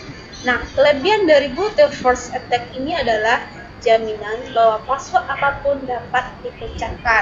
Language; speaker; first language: Indonesian; native; Indonesian